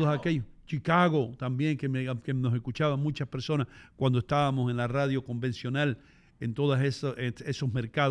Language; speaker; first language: Spanish; native; Spanish